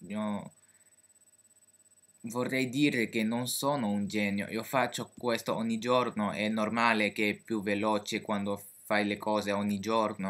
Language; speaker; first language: Italian; non-native, fluent; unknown